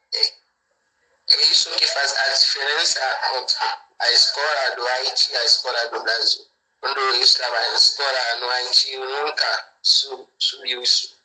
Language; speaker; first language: Portuguese; non-native, learner; Haitian Creole